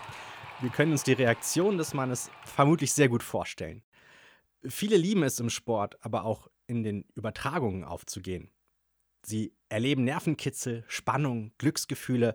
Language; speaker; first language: German; native; German